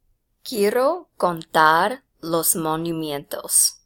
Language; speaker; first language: Spanish; non-native, fluent; English